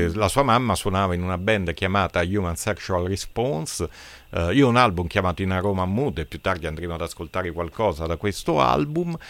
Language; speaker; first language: Italian; native; Italian